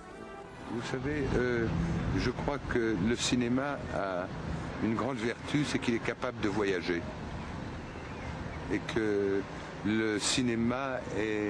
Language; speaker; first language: French; native; French